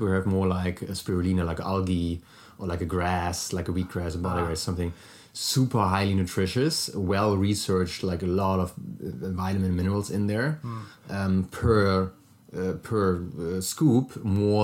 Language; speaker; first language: English; non-native, fluent; German